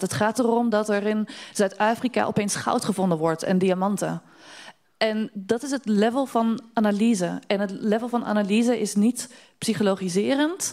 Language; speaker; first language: Dutch; native; Dutch